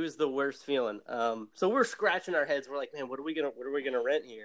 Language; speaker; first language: English; native; English